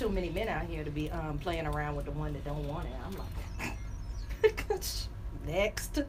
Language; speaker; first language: English; native; English